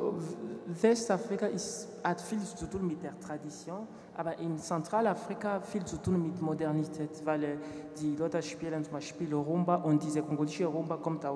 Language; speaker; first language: German; non-native, learner; French